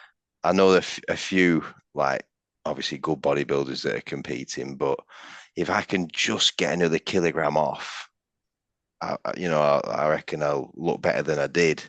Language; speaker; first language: English; native; English